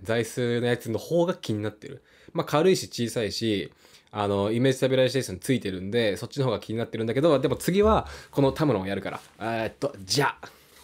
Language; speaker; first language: Japanese; native; Japanese